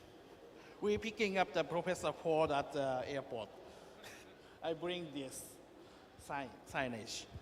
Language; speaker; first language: English; non-native, learner; Japanese